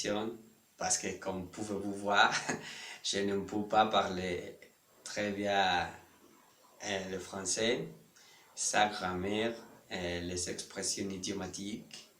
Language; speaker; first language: French; non-native, learner; Spanish